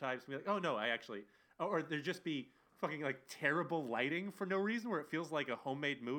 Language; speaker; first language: English; native; English